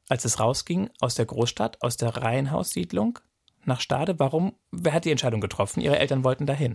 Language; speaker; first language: German; native; German